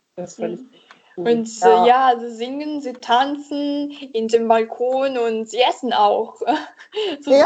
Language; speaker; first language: German; non-native, learner; Italian